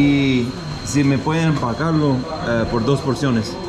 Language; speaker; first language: Spanish; non-native, learner; English